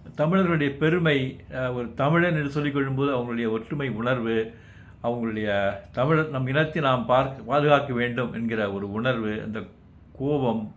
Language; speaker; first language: Tamil; native; Tamil